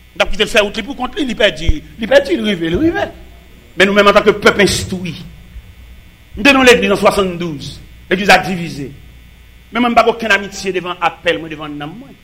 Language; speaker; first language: French; non-native, local second language; Haitian Creole